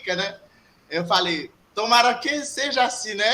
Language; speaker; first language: Portuguese; non-native, fluent; Haitian Creole